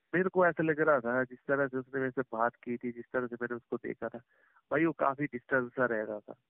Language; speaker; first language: Hindi; native; Hindi